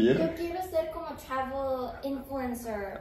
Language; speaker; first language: Spanish; non-native, learner; Korean